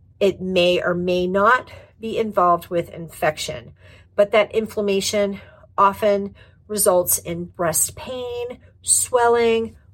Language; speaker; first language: English; native; English